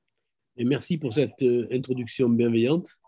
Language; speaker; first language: French; native; French